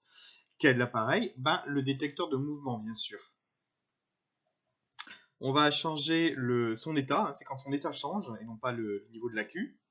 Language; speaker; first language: French; native; French